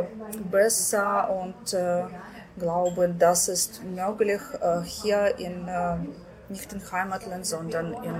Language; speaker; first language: German; non-native, learner; Ukrainian